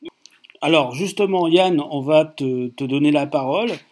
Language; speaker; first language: French; native; French